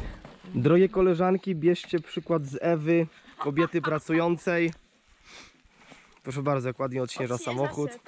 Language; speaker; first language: Polish; native; Polish